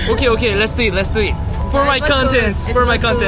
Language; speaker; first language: English; non-native, learner; Korean